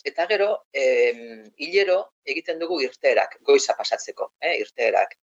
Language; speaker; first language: Basque; non-native, local second language; Spanish